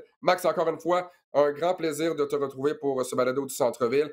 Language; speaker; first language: French; native; French